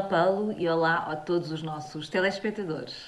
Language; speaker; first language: Portuguese; native; Portuguese